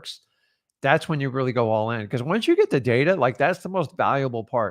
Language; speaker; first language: English; native; English